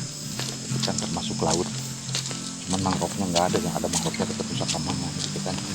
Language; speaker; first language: Indonesian; native; Indonesian